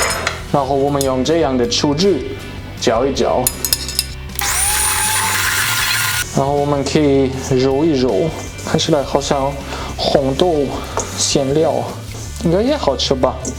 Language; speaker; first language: Chinese; non-native, fluent; German